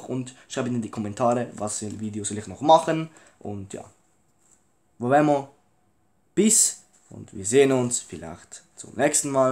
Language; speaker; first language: German; early bilingual, other home language; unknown